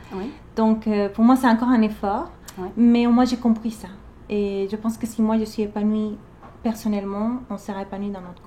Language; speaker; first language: French; non-native, fluent; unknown